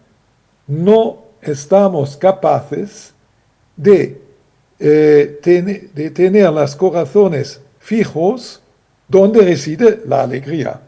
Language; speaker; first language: Spanish; non-native, fluent; German